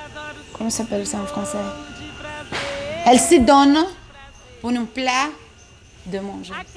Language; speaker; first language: French; non-native, learner; Portuguese